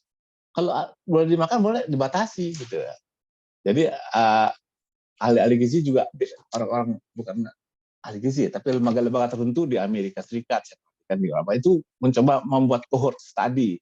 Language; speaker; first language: Malay; native; Malay